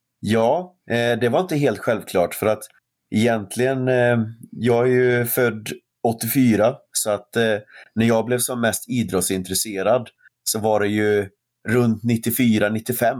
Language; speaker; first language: Swedish; native; Swedish